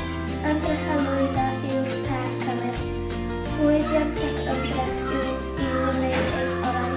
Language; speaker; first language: Welsh; non-native, local second language; English